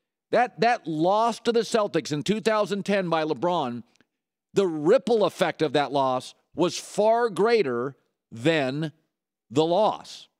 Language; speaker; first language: English; native; English